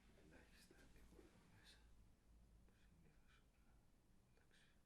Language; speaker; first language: Greek; native; Greek